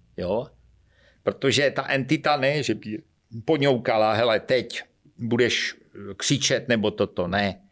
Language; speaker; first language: Czech; native; Czech